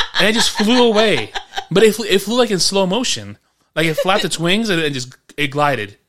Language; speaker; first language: English; early bilingual, other home language; Spanish